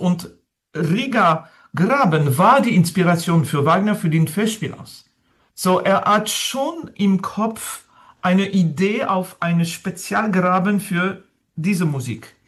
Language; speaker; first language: German; non-native, fluent; French